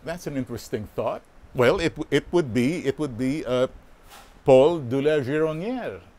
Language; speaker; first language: English; non-native, local second language; Filipino